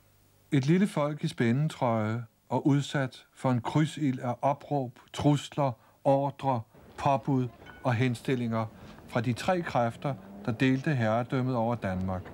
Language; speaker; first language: Danish; native; Danish